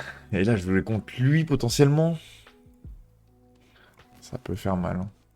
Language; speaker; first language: French; native; French